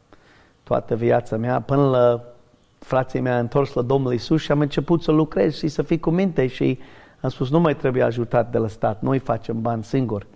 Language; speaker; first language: Romanian; non-native, fluent; English